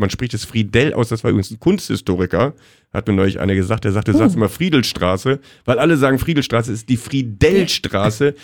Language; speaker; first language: German; native; German